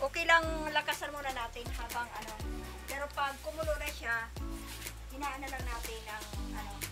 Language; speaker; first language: Filipino; non-native, local second language; Waray